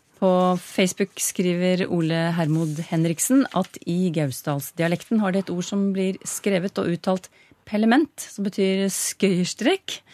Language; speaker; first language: Norwegian; native; Norwegian